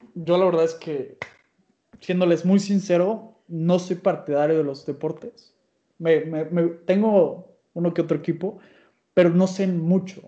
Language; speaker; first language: Spanish; native; Spanish